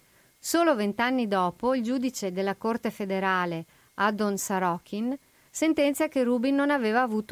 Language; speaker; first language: Italian; native; Italian